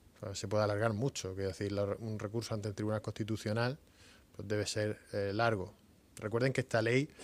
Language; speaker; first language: Spanish; native; Spanish